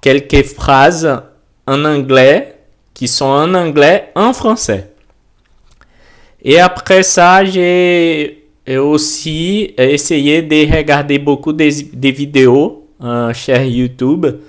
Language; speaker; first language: French; non-native, learner; Portuguese